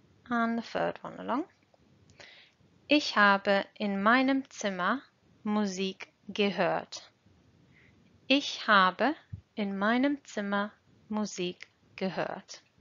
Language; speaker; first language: German; non-native, fluent; English